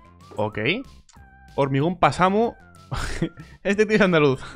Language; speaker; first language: Spanish; native; Spanish